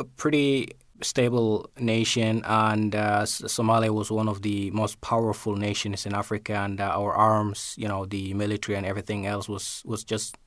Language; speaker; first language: English; non-native, fluent; Somali